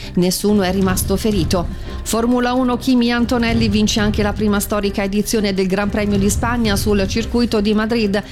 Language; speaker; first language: Italian; native; Italian